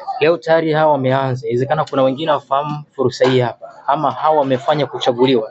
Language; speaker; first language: Swahili; native; Swahili